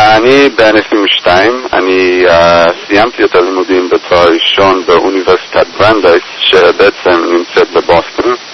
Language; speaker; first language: Hebrew; early bilingual, heritage; English